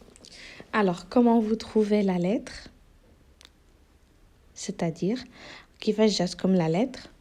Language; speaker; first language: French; non-native, local second language; Arabic